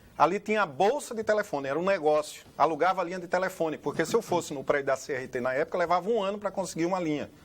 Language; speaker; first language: Portuguese; native; Portuguese